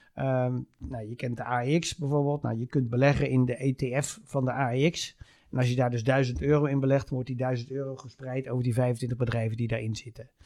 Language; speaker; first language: Dutch; native; Dutch